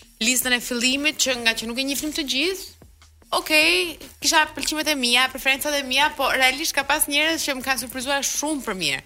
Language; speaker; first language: Albanian; native; Albanian